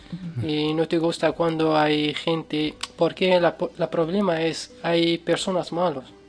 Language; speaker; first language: Spanish; non-native, learner; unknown